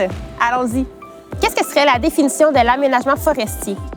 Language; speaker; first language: French; native; French